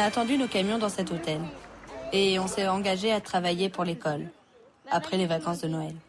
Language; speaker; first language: French; native; French